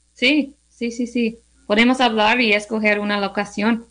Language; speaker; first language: Spanish; non-native, learner; English